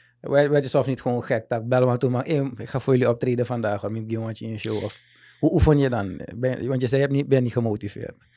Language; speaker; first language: Dutch; native; Dutch